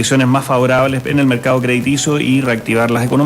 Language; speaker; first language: Spanish; native; Spanish